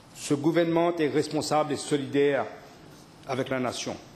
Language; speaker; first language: French; non-native, local second language; Morisyen